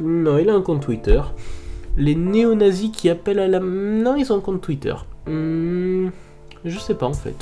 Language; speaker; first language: French; native; French